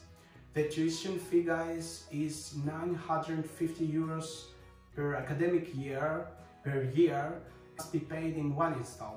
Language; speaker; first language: English; non-native, fluent; Greek